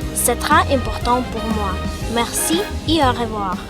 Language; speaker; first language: French; non-native, learner; Ukrainian